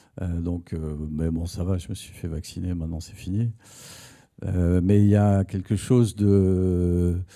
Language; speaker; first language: French; native; French